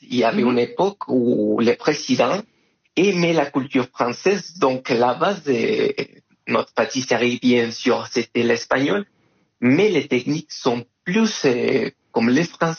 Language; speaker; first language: French; non-native, fluent; Spanish